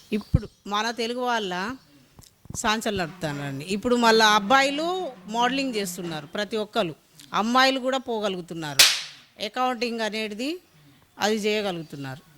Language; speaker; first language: Telugu; native; Telugu